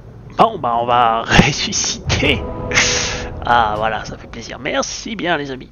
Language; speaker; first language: French; native; French